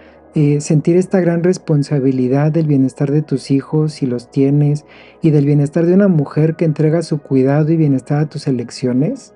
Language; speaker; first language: Spanish; native; Spanish